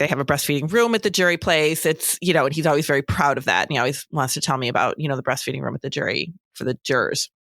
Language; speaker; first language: English; native; English